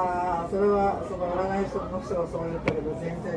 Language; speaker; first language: Japanese; native; Japanese